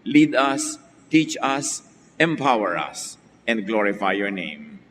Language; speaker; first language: English; non-native, local second language; Filipino